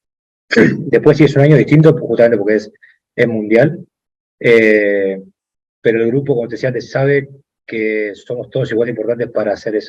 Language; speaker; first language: Spanish; native; Spanish